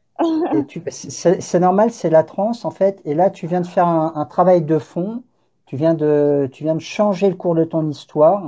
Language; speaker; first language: French; native; French